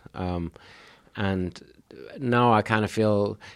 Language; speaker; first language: English; native; English